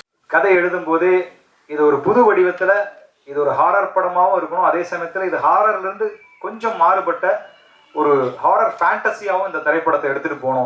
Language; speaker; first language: Tamil; native; Tamil